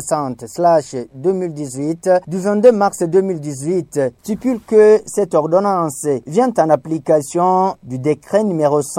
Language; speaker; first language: French; non-native, local second language; Rundi